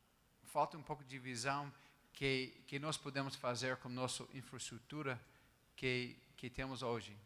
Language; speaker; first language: Portuguese; non-native, fluent; English